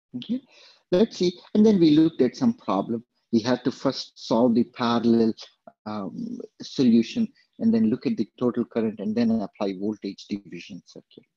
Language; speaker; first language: English; non-native, local second language; Telugu